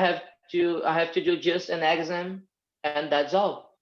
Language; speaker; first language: English; non-native, fluent; Portuguese